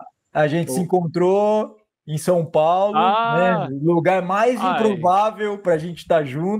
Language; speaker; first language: Portuguese; native; Portuguese